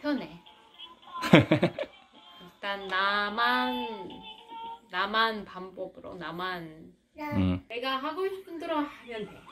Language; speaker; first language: Korean; non-native, fluent; Russian